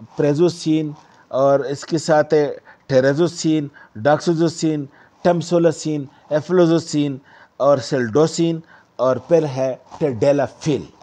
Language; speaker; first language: Urdu; non-native, local second language; Pashto